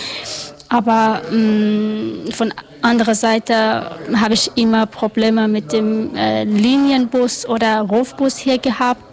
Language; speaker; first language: German; non-native, learner; Persian